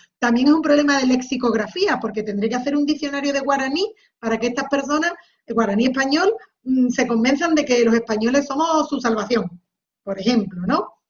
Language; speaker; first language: Spanish; native; Spanish